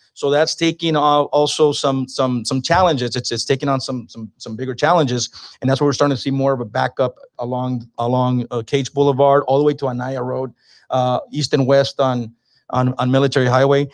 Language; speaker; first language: English; native; English